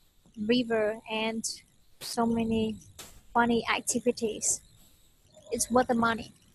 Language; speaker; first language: English; non-native, fluent; Vietnamese